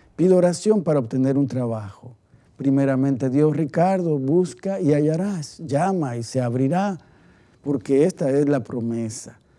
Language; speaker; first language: Spanish; native; Spanish